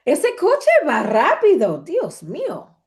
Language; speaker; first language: Spanish; non-native, fluent; English